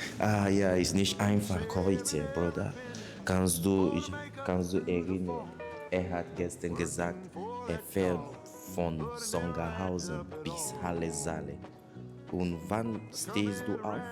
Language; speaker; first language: German; non-native, learner; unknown